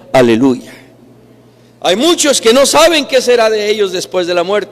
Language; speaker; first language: Spanish; native; Spanish